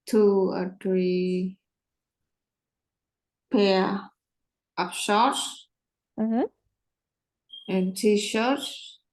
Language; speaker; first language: English; non-native, learner; Vietnamese